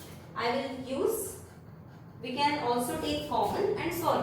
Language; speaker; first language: English; non-native, local second language; Hindi